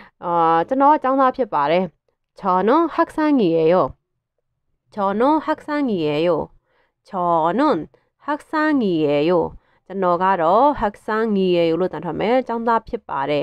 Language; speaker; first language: Korean; non-native, fluent; Burmese